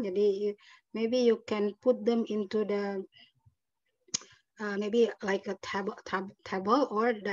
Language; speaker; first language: English; non-native, fluent; Indonesian